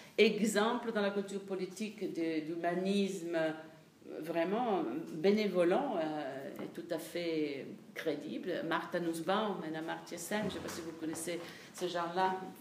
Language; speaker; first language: French; non-native, fluent; Italian